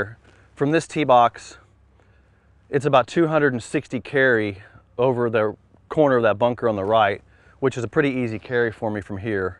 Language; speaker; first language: English; native; English